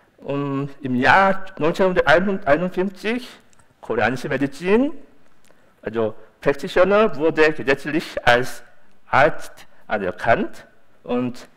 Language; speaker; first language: German; non-native, fluent; Korean